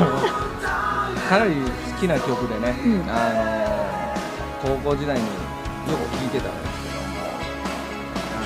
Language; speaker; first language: Japanese; native; Japanese